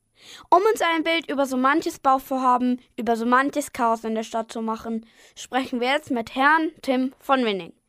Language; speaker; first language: German; native; German